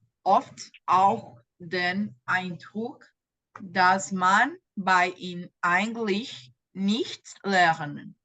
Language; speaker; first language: German; non-native, learner; Portuguese